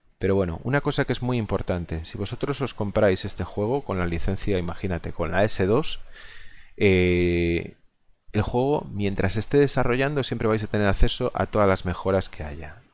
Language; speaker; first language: Spanish; non-native, local second language; Galician